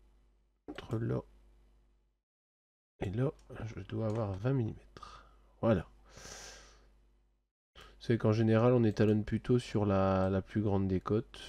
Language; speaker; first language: French; native; French